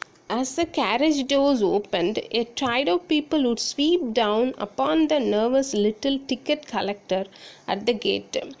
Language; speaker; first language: English; non-native, local second language; Tamil